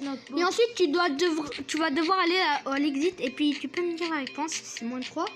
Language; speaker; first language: French; native; French